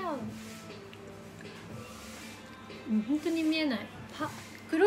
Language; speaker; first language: Japanese; native; Japanese